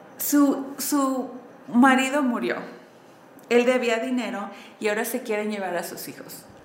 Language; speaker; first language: Spanish; early bilingual, heritage; Spanish